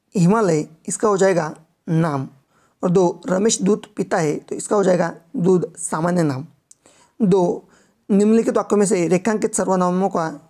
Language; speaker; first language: Hindi; non-native, local second language; Marathi